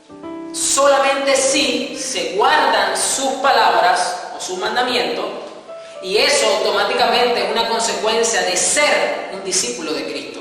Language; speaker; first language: Spanish; native; Spanish